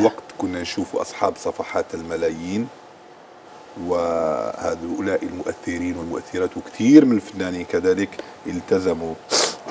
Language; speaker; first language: Arabic; native; Arabic